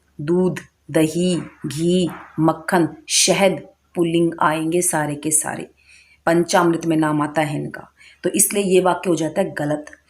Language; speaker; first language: Hindi; native; Hindi